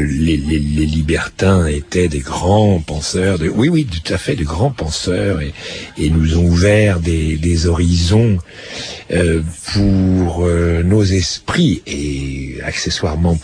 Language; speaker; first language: French; native; French